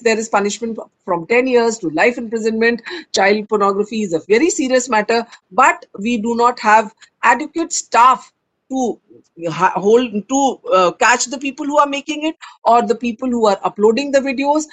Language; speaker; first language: English; non-native, local second language; Hindi